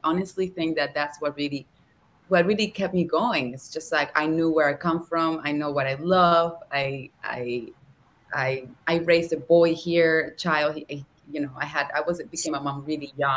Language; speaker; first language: English; non-native, fluent; Spanish